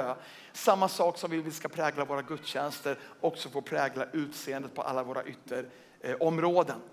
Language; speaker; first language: Swedish; native; Swedish